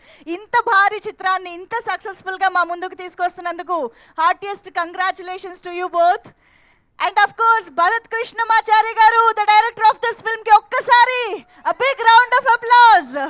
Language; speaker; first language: Telugu; native; Telugu